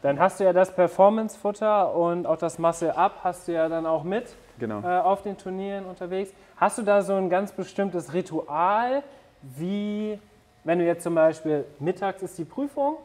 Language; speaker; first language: German; native; German